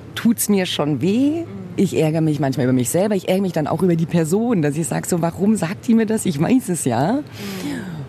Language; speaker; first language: German; early bilingual, other home language; Portuguese